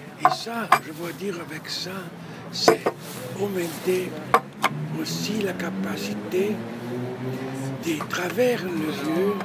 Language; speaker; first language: French; non-native, learner; Portuguese